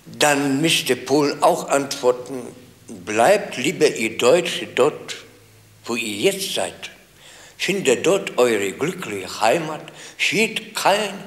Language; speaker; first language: German; native; German